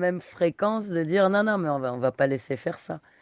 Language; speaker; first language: French; native; French